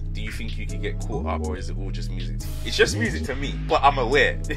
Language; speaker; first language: English; native; English